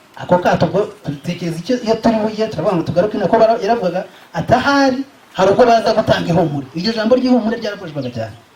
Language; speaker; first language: Kinyarwanda; native; Kinyarwanda